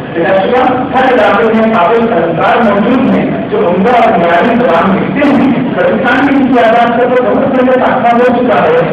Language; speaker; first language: Urdu; native; Urdu